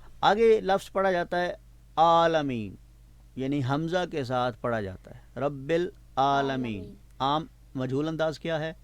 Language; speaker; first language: Urdu; non-native, local second language; Punjabi